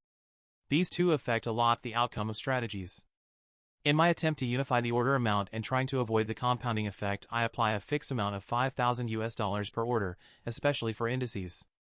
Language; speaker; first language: English; non-native, fluent; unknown